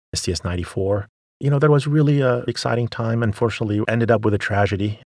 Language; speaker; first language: English; non-native, fluent; Arabic